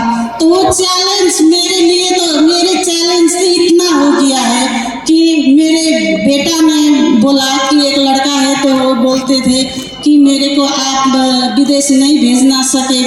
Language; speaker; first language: Hindi; non-native, learner; Nepali